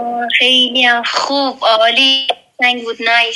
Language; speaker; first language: Persian; native; Persian